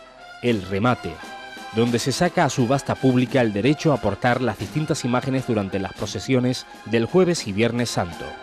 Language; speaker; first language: Spanish; native; Spanish